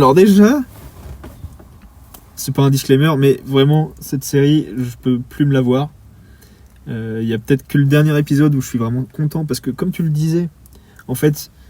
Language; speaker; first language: French; native; French